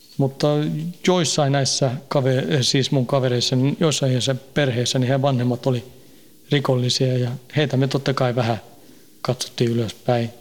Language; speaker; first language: Finnish; early bilingual, heritage; Finnish